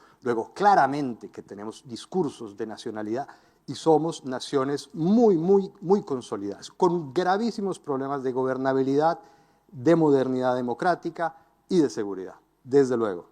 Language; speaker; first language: Spanish; native; Spanish